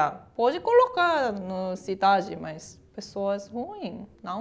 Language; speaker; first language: Portuguese; non-native, learner; Korean